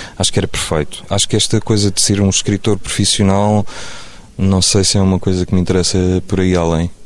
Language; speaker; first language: Portuguese; early bilingual, other home language; French